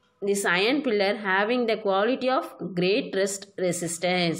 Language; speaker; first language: English; non-native, local second language; Tamil